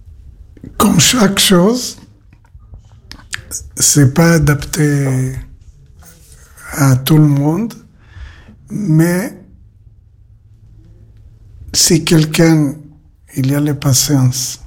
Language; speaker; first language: French; non-native, learner; Hebrew